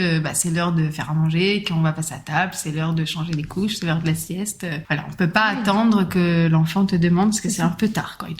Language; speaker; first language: French; native; French